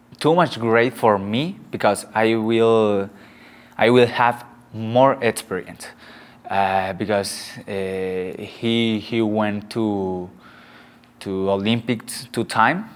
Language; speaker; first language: English; non-native, learner; Spanish